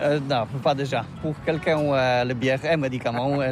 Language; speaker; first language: French; non-native, learner; Polish